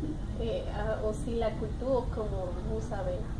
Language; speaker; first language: French; non-native, learner; Spanish